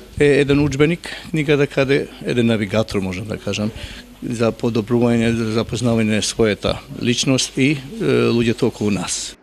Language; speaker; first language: Macedonian; non-native, local second language; Albanian